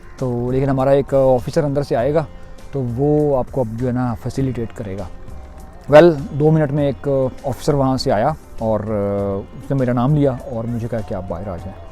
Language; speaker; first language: Urdu; non-native, local second language; Punjabi